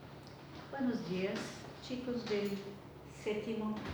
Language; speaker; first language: Spanish; non-native, fluent; Portuguese